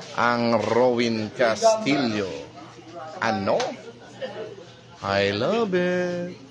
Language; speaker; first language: Filipino; native; Filipino